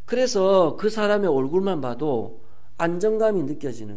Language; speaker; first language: Korean; native; Korean